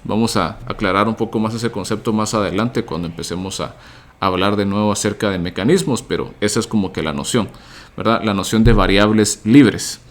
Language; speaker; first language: Spanish; native; Spanish